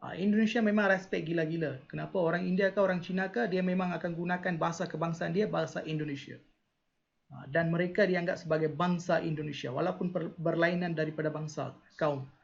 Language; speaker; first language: Malay; non-native, local second language; Tamil